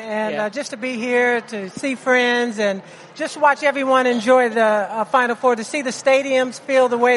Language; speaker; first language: English; native; English